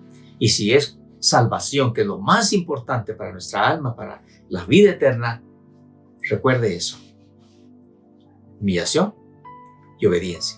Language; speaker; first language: Spanish; native; Spanish